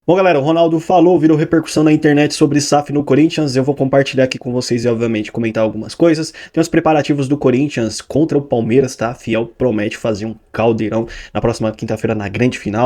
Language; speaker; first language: Portuguese; native; Portuguese